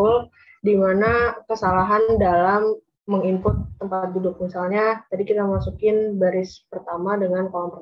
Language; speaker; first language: Indonesian; native; Indonesian